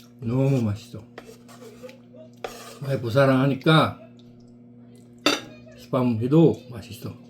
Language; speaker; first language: Korean; non-native, learner; Filipino